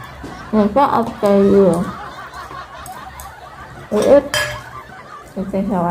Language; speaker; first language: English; non-native, local second language; Filipino